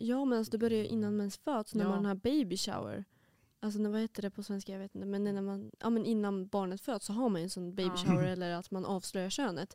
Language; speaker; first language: Swedish; native; Swedish